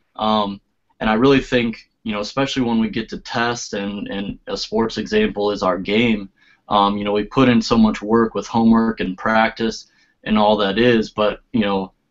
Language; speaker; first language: English; native; English